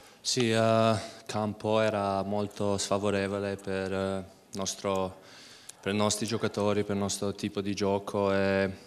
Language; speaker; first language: Italian; non-native, learner; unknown